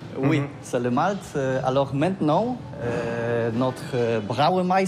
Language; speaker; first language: French; non-native, learner; Polish